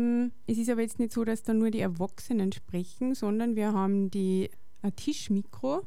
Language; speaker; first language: German; native; German